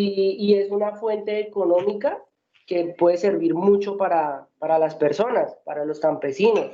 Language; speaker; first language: Spanish; native; Spanish